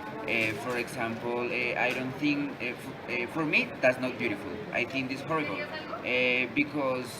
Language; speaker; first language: English; non-native, learner; Spanish